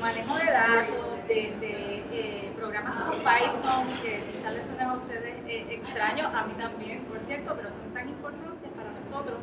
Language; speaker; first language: Spanish; native; Spanish